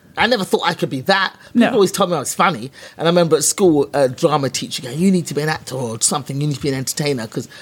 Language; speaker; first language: English; native; English